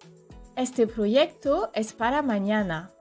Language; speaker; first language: Spanish; non-native, fluent; French